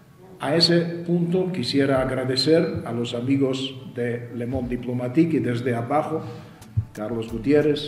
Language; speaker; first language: Spanish; non-native, fluent; Russian